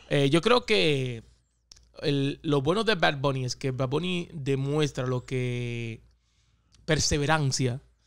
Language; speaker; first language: Spanish; early bilingual, heritage; Spanish